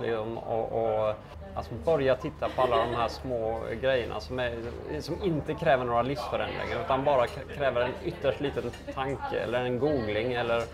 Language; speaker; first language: Swedish; native; Swedish